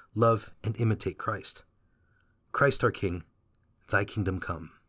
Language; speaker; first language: English; early bilingual, other home language; Vietnamese